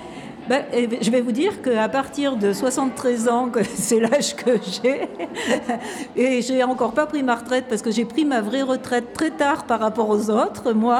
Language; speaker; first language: French; native; French